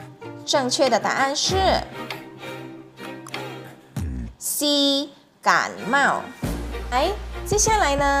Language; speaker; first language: Chinese; non-native, fluent; Indonesian